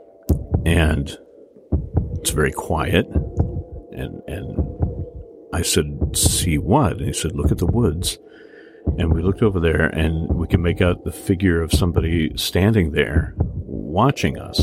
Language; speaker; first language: English; native; English